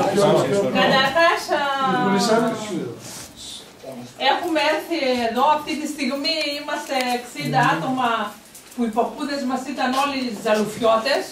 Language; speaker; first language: Greek; native; Greek